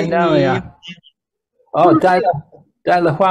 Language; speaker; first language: Chinese; non-native, learner; English